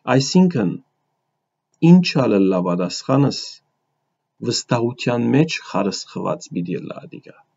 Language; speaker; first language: Armenian; early bilingual, heritage; Armenian